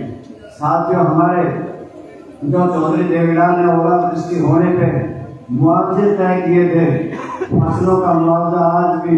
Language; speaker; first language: Hindi; native; Hindi